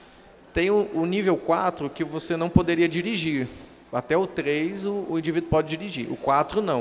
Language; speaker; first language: Portuguese; native; Portuguese